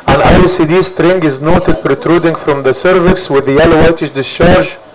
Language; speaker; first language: English; non-native, fluent; Arabic